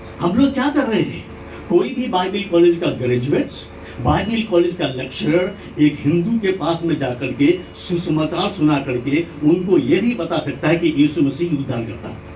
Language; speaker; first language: Hindi; non-native, local second language; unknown